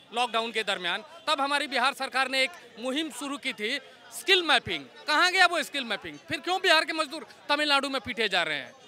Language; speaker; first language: Hindi; native; Hindi